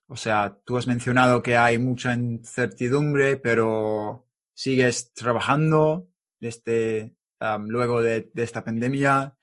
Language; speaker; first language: Spanish; non-native, learner; English